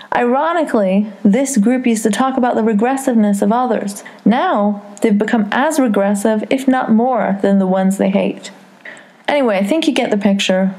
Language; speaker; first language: English; native; English